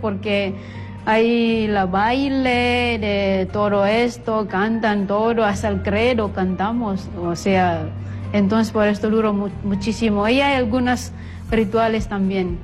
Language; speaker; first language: Spanish; non-native, fluent; Indonesian